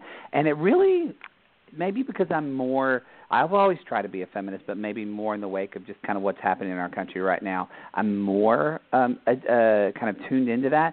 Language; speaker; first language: English; native; English